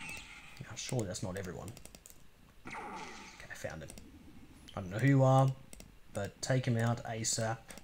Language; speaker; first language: English; native; English